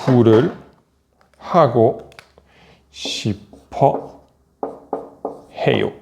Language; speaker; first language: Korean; non-native, fluent; French